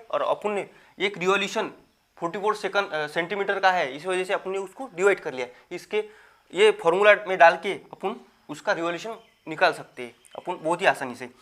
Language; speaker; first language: Hindi; non-native, local second language; Marathi